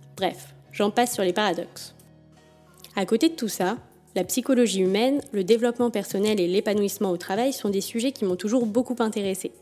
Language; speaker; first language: French; native; French